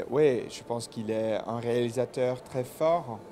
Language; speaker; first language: French; non-native, local second language; Dutch